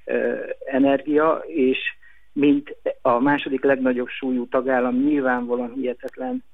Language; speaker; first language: Hungarian; native; Hungarian